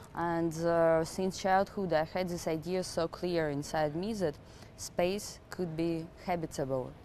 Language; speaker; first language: English; non-native, fluent; Russian